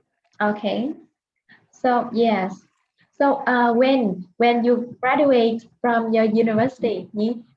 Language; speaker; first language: English; non-native, fluent; Vietnamese